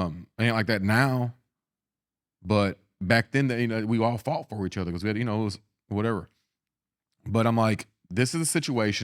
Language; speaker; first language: English; native; English